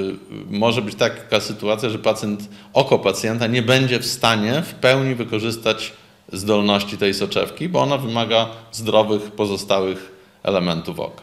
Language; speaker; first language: Polish; native; Polish